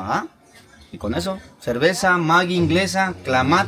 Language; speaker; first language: Spanish; native; Spanish